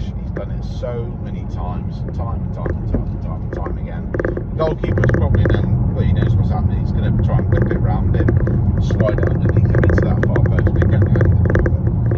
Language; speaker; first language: English; native; English